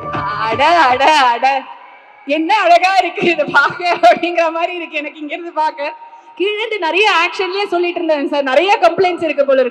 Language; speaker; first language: Tamil; native; Tamil